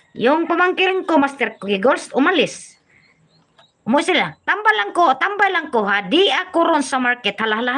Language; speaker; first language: Filipino; non-native, local second language; Cebuano